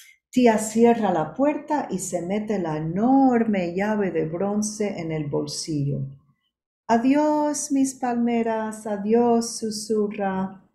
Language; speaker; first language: Spanish; early bilingual, heritage; Spanish